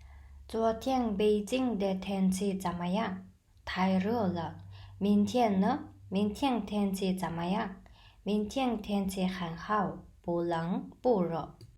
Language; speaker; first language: Chinese; non-native, fluent; Mongolian